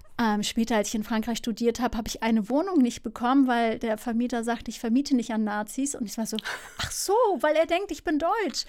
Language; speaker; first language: German; early bilingual, other home language; Turkish